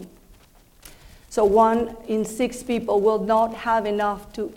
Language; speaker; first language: English; non-native, fluent; Spanish